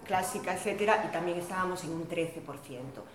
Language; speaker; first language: Spanish; non-native, local second language; Galician